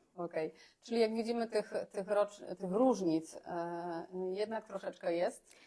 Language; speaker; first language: Polish; native; Polish